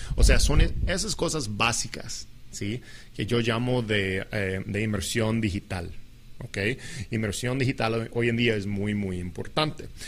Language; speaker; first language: Spanish; non-native, fluent; English